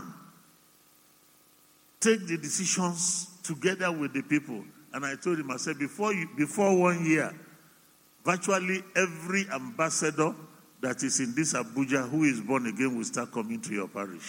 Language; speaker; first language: English; non-native, local second language; Igbo